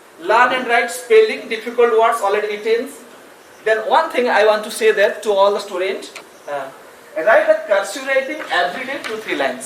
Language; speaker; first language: English; non-native, local second language; Odia